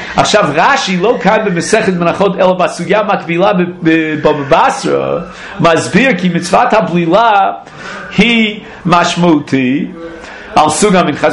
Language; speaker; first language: Hebrew; non-native, fluent; English